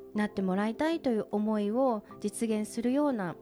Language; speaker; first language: Japanese; native; Japanese